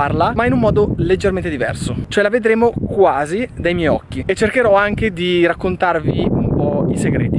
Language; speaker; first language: Italian; native; Italian